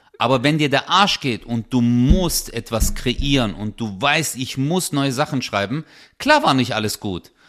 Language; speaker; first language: German; early bilingual, other home language; Turkish